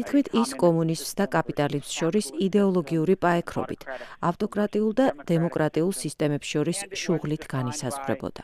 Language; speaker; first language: Georgian; native; Georgian